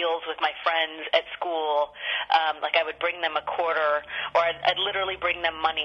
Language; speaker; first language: English; native; English